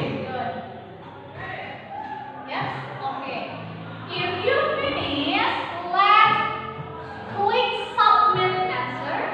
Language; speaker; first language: English; non-native, learner; Indonesian